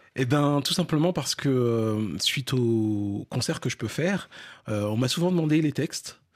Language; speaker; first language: French; early bilingual, other home language; Fon